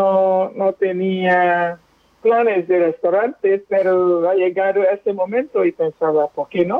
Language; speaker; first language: Spanish; non-native, fluent; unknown